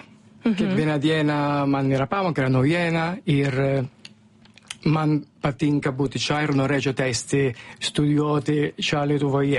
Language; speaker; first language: Lithuanian; non-native, fluent; Italian